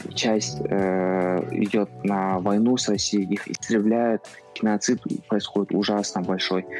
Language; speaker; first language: Russian; non-native, local second language; Kazakh